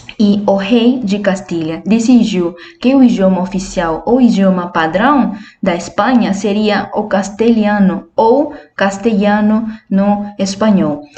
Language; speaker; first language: Portuguese; non-native, fluent; Spanish